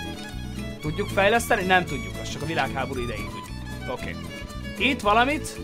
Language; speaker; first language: Hungarian; native; Hungarian